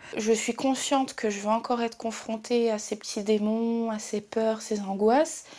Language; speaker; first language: French; native; French